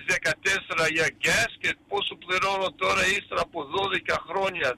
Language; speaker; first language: Greek; early bilingual, heritage; Greek